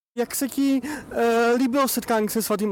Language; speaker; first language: Czech; native; Czech